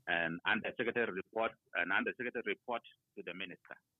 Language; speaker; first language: English; non-native, fluent; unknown